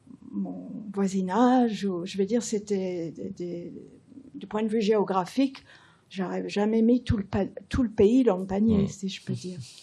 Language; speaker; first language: French; early bilingual, heritage; English